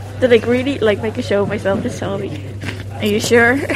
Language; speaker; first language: English; native; English